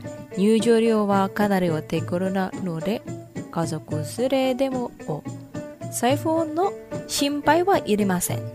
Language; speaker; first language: Japanese; non-native, fluent; Indonesian